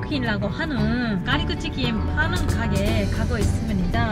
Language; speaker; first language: Korean; non-native, learner; Japanese